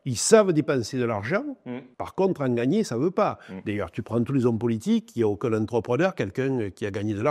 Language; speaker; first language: French; native; French